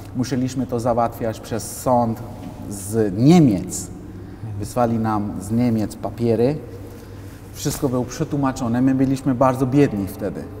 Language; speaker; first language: Polish; non-native, fluent; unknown